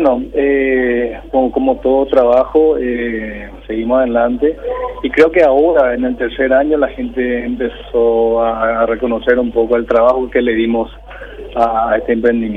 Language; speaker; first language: Spanish; early bilingual, other home language; Korean